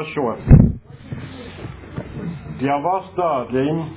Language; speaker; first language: Russian; non-native, fluent; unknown